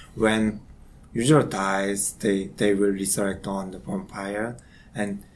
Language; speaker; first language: English; non-native, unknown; Korean